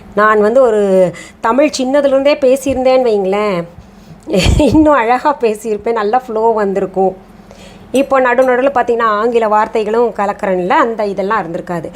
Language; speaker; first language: Tamil; non-native, fluent; Hindi